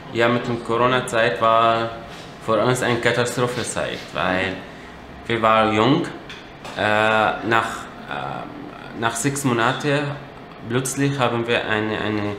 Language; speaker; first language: German; non-native, learner; Arabic